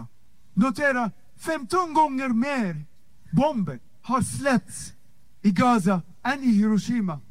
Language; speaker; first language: Swedish; non-native, fluent; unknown